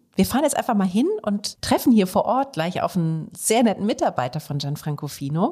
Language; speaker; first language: German; native; German